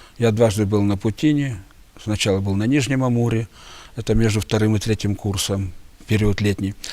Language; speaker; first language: Russian; native; Russian